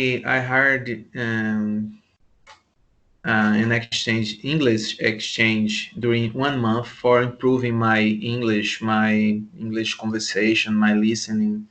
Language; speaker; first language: English; non-native, learner; Portuguese